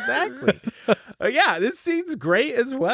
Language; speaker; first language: English; native; English